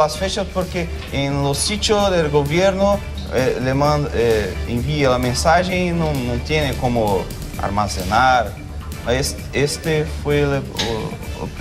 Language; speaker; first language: Spanish; non-native, local second language; Portuguese